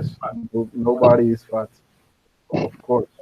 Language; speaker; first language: English; non-native, fluent; Spanish